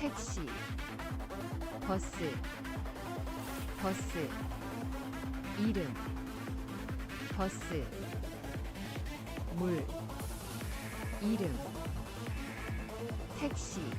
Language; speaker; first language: Korean; non-native, learner; English